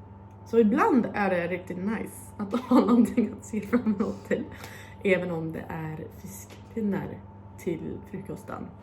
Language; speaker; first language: Swedish; non-native, fluent; English